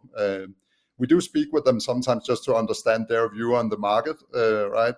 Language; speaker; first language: English; non-native, fluent; Danish